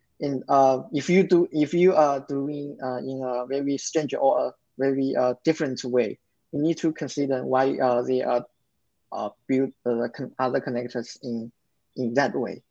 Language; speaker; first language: English; non-native, learner; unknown